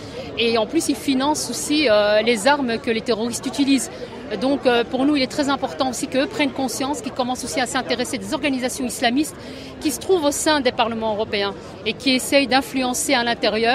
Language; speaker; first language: French; native; French